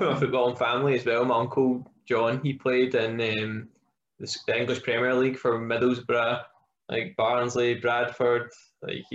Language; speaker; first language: English; native; English